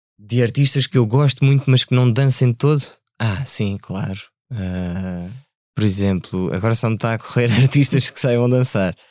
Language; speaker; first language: Portuguese; early bilingual, other home language; French